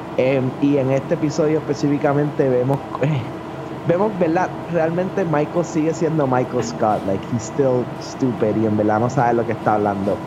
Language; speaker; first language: Spanish; early bilingual, other home language; English